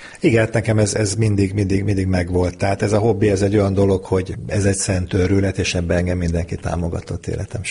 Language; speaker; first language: Hungarian; native; Hungarian